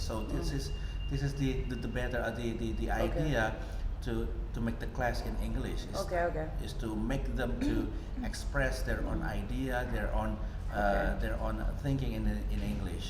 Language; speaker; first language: English; non-native, fluent; Indonesian